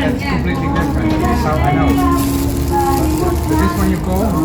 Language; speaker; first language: English; non-native, fluent; Dutch